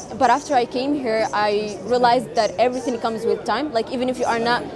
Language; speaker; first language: English; non-native, fluent; Arabic